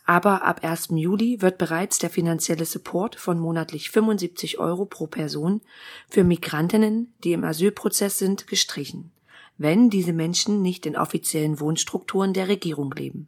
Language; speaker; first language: German; native; German